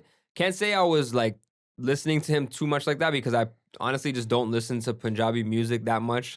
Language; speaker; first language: English; early bilingual, other home language; Gujarati